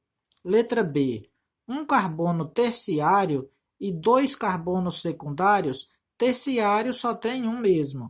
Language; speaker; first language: Portuguese; native; Portuguese